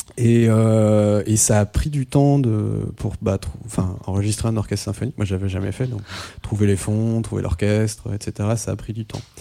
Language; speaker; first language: French; non-native, local second language; Arabic